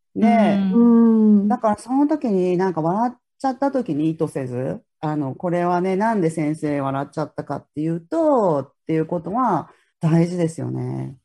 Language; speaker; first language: Japanese; native; Japanese